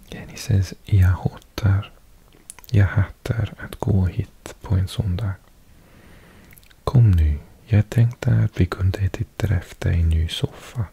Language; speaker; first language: Swedish; non-native, learner; English